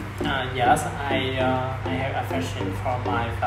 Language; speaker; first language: English; non-native, learner; Vietnamese